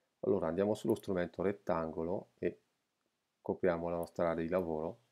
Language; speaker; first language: Italian; native; Italian